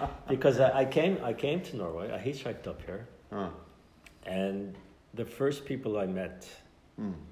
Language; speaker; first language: Norwegian; non-native, fluent; English